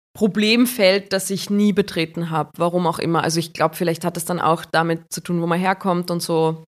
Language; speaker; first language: German; native; German